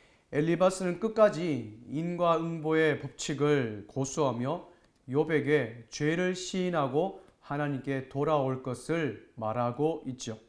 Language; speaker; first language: Korean; native; Korean